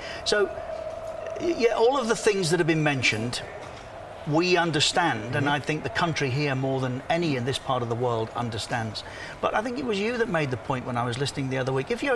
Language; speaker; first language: English; native; English